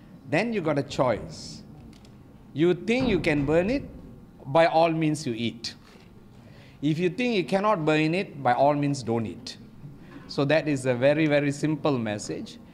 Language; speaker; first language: English; non-native, local second language; Tamil